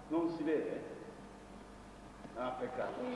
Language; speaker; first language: Italian; non-native, fluent; Japanese